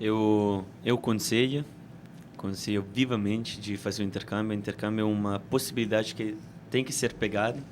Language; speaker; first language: Portuguese; non-native, fluent; Italian